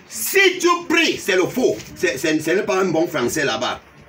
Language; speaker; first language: French; non-native, local second language; English